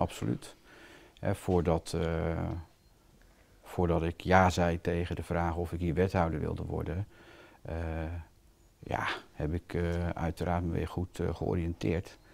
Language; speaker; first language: Dutch; native; Dutch